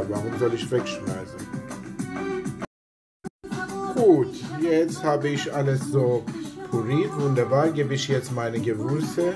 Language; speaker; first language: German; non-native, learner; Persian